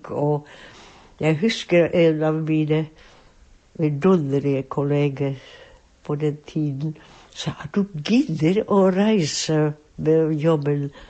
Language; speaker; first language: Norwegian; non-native, fluent; Czech